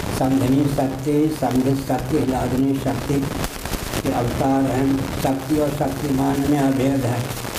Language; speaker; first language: Hindi; non-native, local second language; Maithili